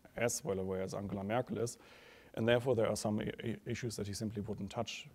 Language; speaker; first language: English; non-native, fluent; German